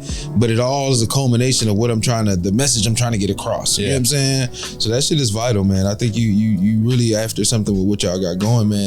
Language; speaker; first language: English; native; English